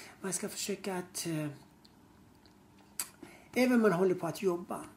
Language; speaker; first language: Swedish; non-native, fluent; Persian